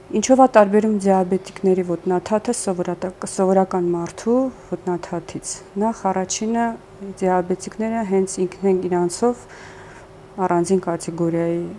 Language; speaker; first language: Armenian; early bilingual, heritage; Armenian